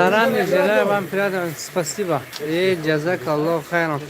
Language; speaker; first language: Russian; non-native, fluent; Tajik